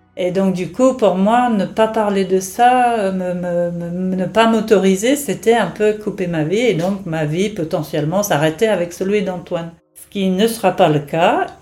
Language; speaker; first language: French; non-native, fluent; English